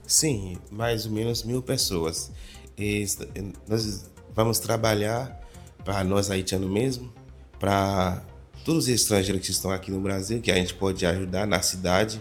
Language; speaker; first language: Portuguese; non-native, fluent; Haitian Creole